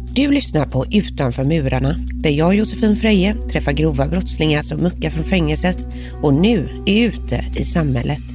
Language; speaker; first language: Swedish; native; Swedish